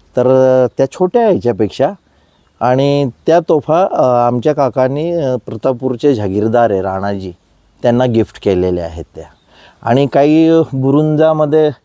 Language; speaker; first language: Marathi; native; Marathi